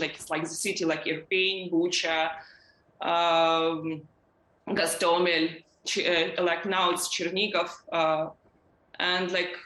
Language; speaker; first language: English; non-native, learner; Ukrainian